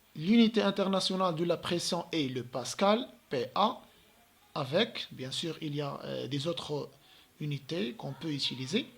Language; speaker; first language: French; non-native, local second language; Arabic